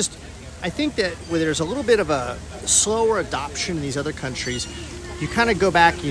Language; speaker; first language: English; native; English